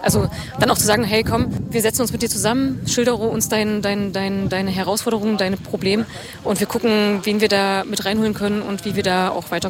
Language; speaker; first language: German; native; German